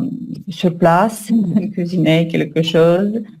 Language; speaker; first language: French; non-native, learner; Russian